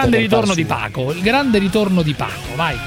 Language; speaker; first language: Italian; native; Italian